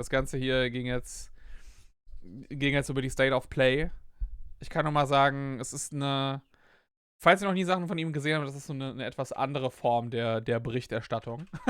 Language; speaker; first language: German; native; German